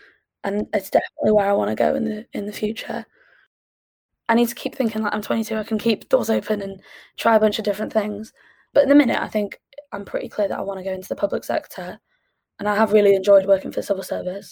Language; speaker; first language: English; native; English